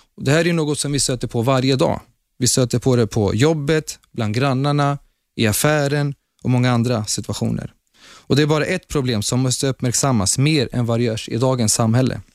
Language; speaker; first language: Swedish; early bilingual, other home language; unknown